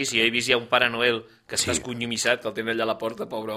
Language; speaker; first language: Catalan; native; Catalan